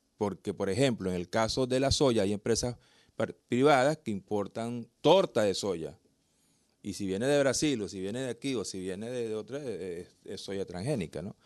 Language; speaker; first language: Spanish; native; Spanish